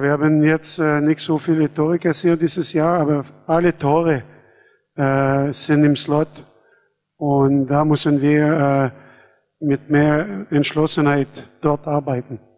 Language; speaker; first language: German; non-native, fluent; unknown